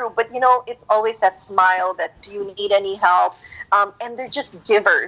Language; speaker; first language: English; non-native, local second language; Filipino